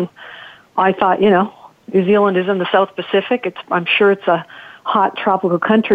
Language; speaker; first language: English; early bilingual, other home language; Italian